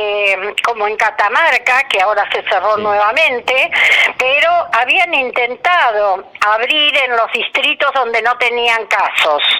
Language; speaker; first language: Spanish; native; Spanish